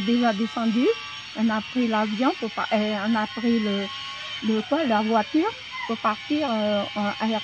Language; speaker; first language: French; non-native, local second language; Javanese